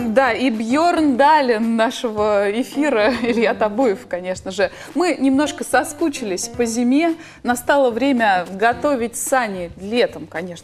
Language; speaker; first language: Russian; native; Russian